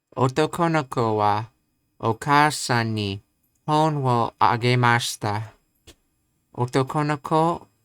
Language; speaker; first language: Japanese; non-native, learner; English